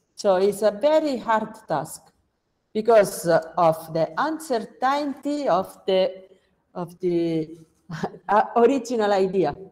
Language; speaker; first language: English; non-native, fluent; Italian